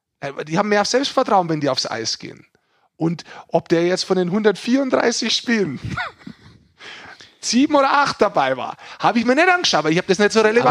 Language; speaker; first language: German; native; German